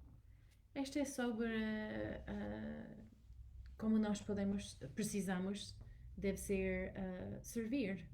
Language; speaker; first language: Portuguese; non-native, learner; English